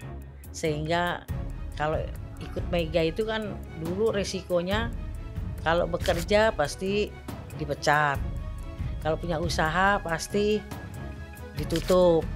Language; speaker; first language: Indonesian; native; Indonesian